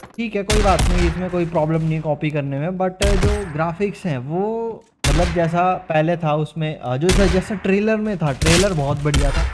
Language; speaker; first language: Hindi; native; Hindi